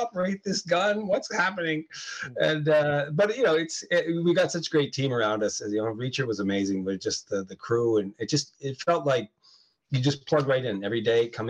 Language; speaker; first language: English; native; English